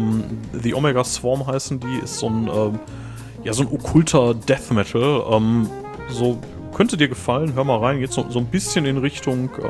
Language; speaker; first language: German; native; German